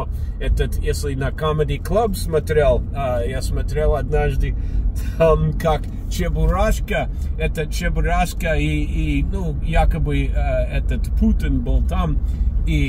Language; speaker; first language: Russian; non-native, fluent; English